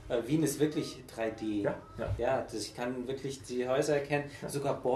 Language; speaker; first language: German; native; German